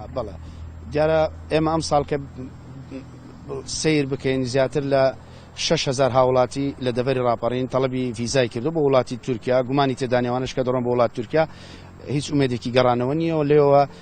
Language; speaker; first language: Central Kurdish; native; Central Kurdish